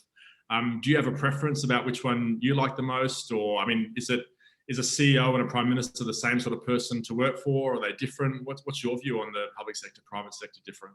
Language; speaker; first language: English; native; English